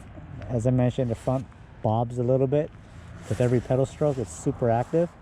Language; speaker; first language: English; native; English